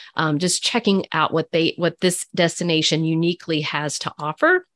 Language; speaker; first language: English; native; English